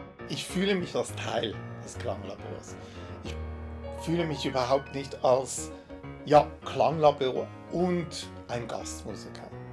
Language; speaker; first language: German; early bilingual, other home language; English